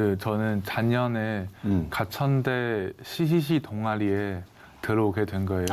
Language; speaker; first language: Korean; non-native, fluent; Chinese